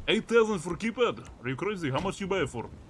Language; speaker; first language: English; native; English